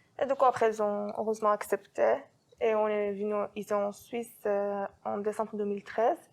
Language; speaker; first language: French; non-native, fluent; Arabic